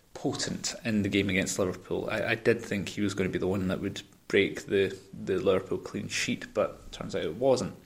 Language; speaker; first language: English; native; English